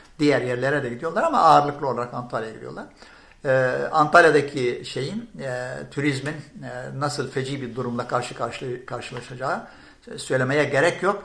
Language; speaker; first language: Turkish; non-native, fluent; Arabic